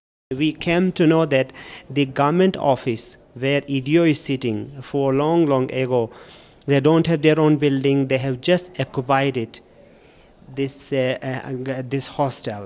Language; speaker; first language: English; non-native, local second language; Urdu